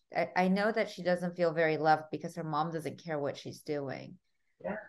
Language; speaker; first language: English; early bilingual, other home language; Armenian